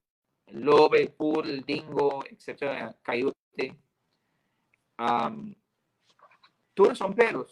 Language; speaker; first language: Spanish; non-native, fluent; English